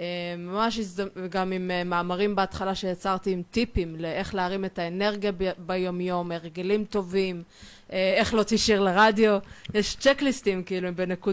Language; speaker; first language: Hebrew; native; Hebrew